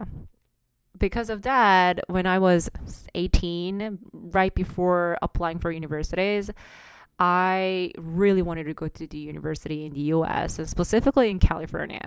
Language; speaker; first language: English; non-native, fluent; Korean